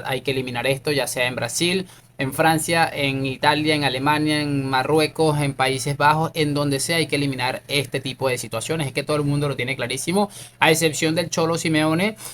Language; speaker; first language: Spanish; native; Spanish